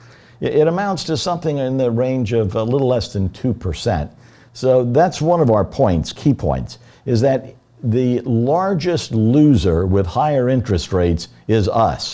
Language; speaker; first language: English; native; English